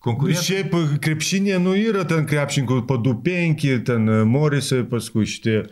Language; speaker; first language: Lithuanian; non-native, local second language; Polish